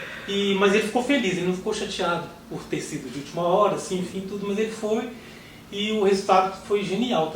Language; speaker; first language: Portuguese; native; Portuguese